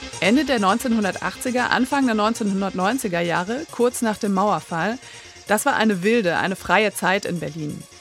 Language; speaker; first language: German; native; German